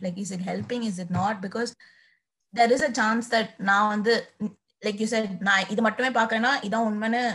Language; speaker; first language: English; non-native, local second language; Tamil